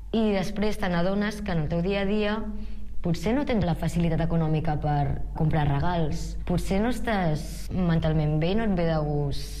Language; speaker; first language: Catalan; early bilingual, other home language; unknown